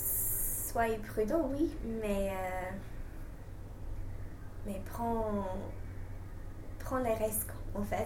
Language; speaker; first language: French; non-native, fluent; English